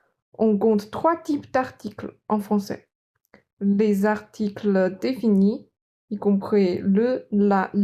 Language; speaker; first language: French; non-native, fluent; Chinese